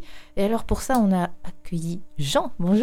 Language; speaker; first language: French; native; French